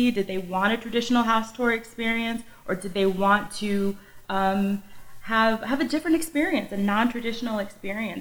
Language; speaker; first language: English; native; English